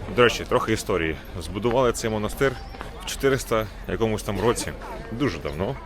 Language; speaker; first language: Ukrainian; native; Ukrainian